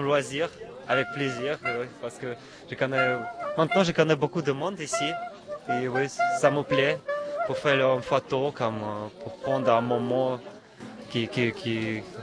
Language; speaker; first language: French; non-native, learner; Russian